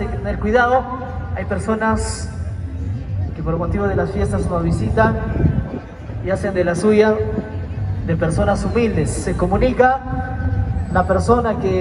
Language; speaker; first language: Spanish; native; Spanish